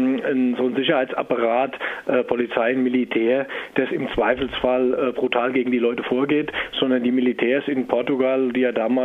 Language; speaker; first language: German; native; German